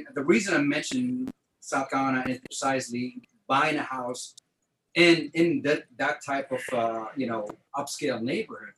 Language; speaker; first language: English; non-native, fluent; French